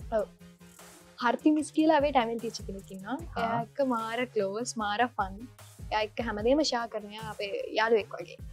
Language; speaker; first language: Sinhala; non-native, local second language; Tamil